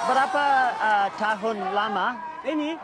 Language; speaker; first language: Indonesian; non-native, learner; English